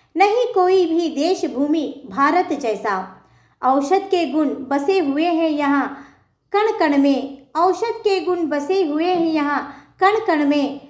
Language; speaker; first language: Hindi; non-native, local second language; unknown